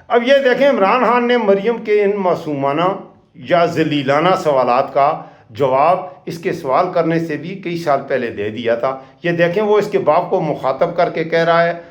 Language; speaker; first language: Urdu; non-native, local second language; Punjabi